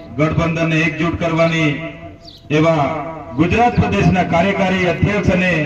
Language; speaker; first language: Gujarati; non-native, local second language; Vasavi